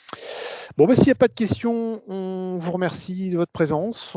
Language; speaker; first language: French; native; French